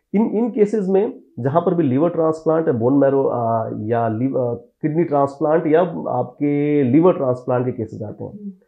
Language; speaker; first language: Hindi; native; Hindi